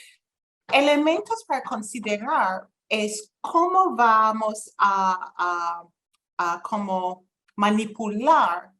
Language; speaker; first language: Spanish; non-native, fluent; English